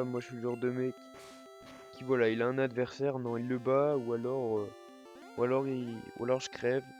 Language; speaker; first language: French; native; French